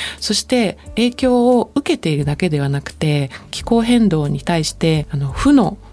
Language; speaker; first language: Japanese; native; Japanese